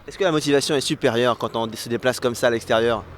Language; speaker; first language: French; native; French